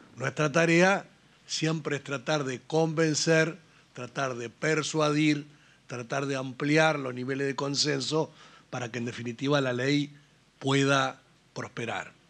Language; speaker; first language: Spanish; native; Spanish